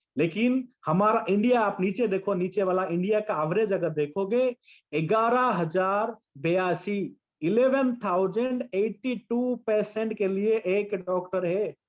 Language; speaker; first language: Hindi; non-native, local second language; Bangla